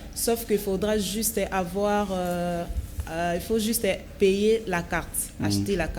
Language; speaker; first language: French; non-native, local second language; Lingala